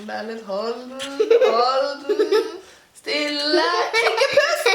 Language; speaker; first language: Norwegian; native; Norwegian